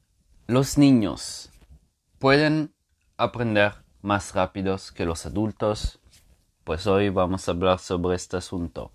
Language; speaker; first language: Spanish; non-native, fluent; Portuguese